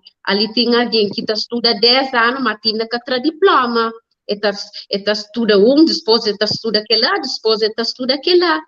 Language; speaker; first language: Portuguese; non-native, learner; Kabuverdianu